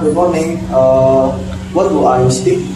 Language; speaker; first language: English; non-native, learner; Indonesian